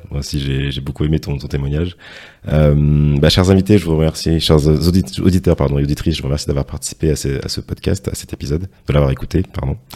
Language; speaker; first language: French; native; French